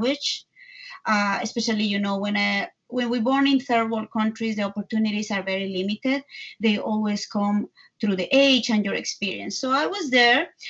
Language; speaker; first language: English; non-native, fluent; Spanish